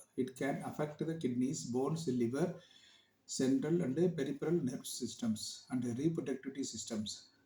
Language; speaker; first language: English; non-native, local second language; Tamil